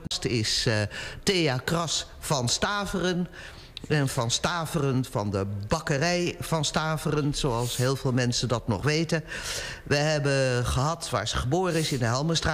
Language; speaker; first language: Dutch; native; Dutch